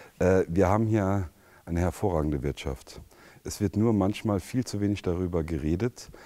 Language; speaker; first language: German; native; German